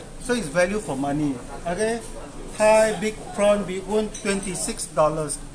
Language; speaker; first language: English; non-native, local second language; Chinese